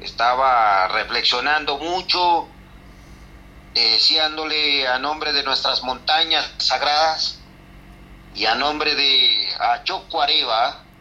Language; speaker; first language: Spanish; non-native, local second language; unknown